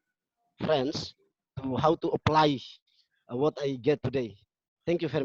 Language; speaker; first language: English; non-native, fluent; Indonesian